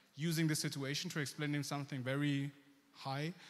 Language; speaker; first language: English; early bilingual, heritage; German